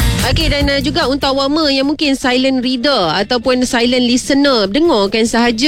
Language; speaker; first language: Malay; native; Malay